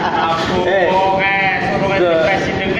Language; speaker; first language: Indonesian; non-native, local second language; Javanese